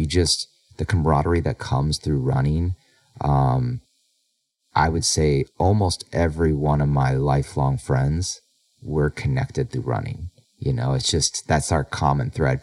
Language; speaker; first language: English; native; English